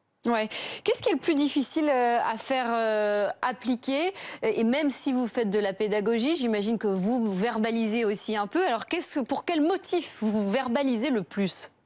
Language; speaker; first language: French; native; French